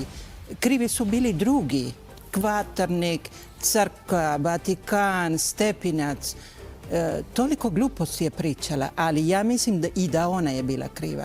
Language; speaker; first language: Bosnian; early bilingual, heritage; Bosnian